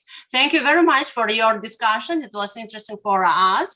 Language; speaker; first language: English; non-native, learner; Russian